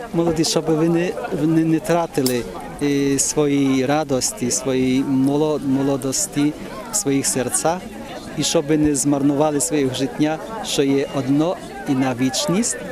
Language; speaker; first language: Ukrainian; non-native, fluent; Polish